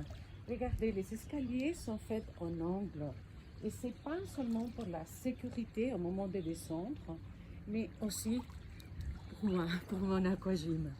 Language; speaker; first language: French; non-native, fluent; Spanish